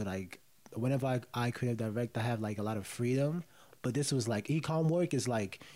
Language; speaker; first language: English; early bilingual, other home language; Yoruba